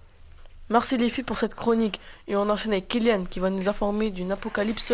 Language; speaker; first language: French; native; French